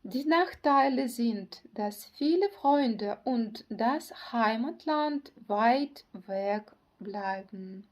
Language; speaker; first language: German; non-native, fluent; Ukrainian